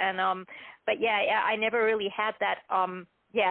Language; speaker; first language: English; native; English